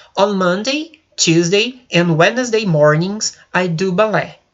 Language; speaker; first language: English; non-native, fluent; Portuguese